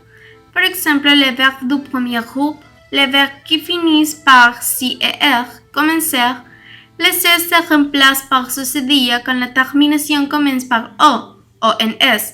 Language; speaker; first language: French; non-native, learner; Spanish